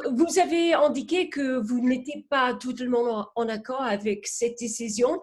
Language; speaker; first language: French; non-native, fluent; English